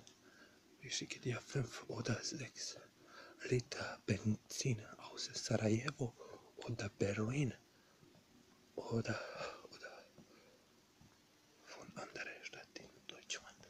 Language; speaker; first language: German; non-native, learner; Bosnian